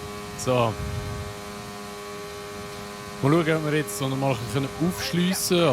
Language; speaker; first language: German; native; German